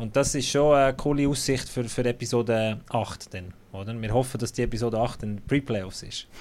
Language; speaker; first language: German; native; German